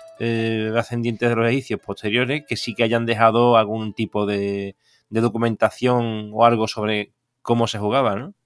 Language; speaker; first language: Spanish; native; Spanish